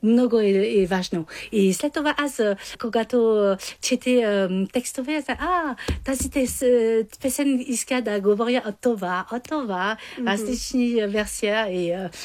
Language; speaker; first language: Bulgarian; non-native, learner; French